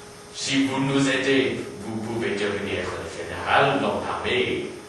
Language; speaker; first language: French; non-native, learner; English